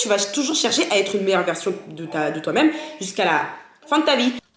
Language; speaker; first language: French; native; French